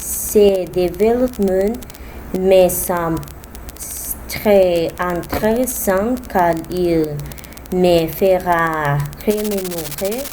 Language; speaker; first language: French; non-native, learner; Spanish